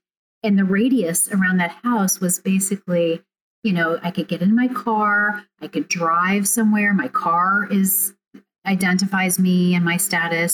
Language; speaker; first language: English; native; English